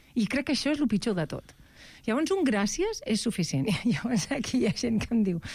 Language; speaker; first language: Catalan; non-native, local second language; Spanish